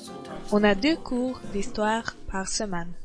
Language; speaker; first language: French; non-native, learner; Hungarian